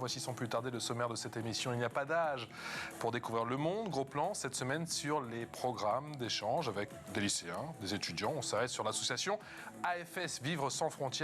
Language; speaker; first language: French; native; French